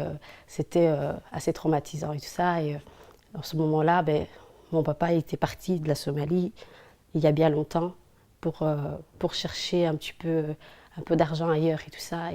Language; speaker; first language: French; early bilingual, other home language; Somali